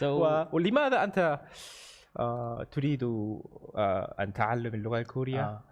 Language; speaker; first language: Arabic; non-native, learner; Korean